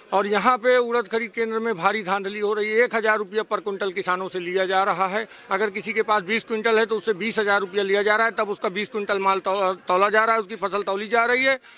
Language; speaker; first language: Hindi; native; Hindi